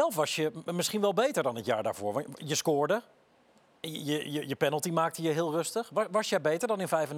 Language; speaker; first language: Dutch; native; Dutch